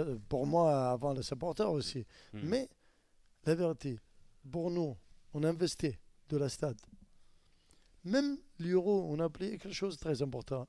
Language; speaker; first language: French; non-native, learner; Arabic